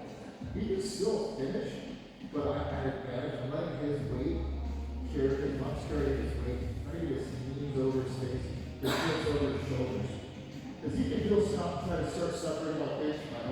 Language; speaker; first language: English; native; English